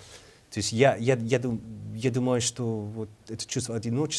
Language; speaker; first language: Russian; non-native, fluent; English